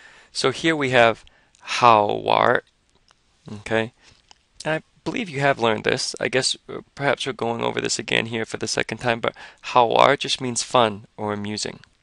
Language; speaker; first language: English; native; English